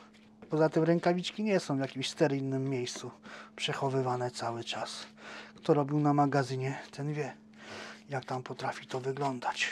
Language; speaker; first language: Polish; native; Polish